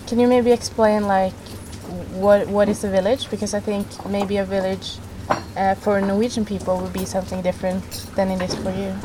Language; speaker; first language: English; non-native, fluent; Norwegian